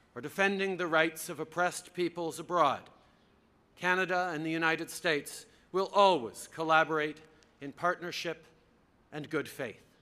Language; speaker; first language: English; early bilingual, other home language; French